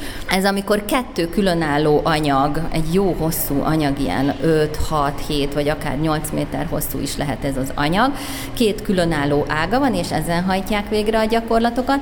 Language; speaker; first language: Hungarian; native; Hungarian